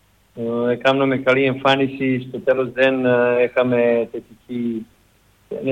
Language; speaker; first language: Greek; non-native, learner; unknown